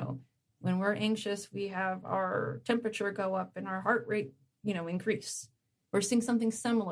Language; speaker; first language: English; native; English